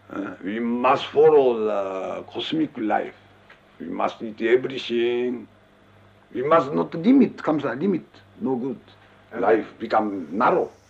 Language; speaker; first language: English; non-native, learner; Japanese